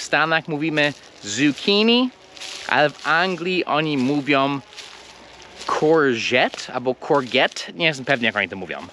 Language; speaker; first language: Polish; non-native, fluent; English